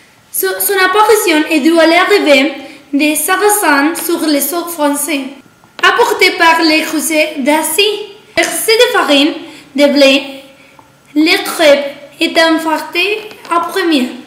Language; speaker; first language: French; non-native, learner; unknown